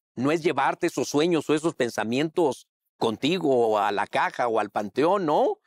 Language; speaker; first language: Spanish; native; Spanish